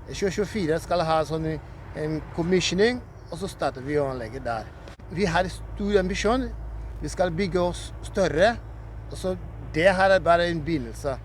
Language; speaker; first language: Norwegian; non-native, fluent; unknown